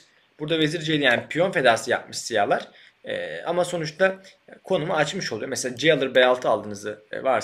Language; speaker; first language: Turkish; native; Turkish